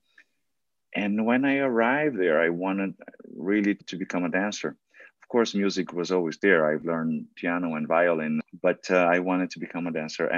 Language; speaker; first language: English; non-native, fluent; Portuguese